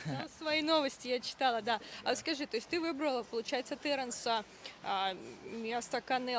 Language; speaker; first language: Russian; native; Russian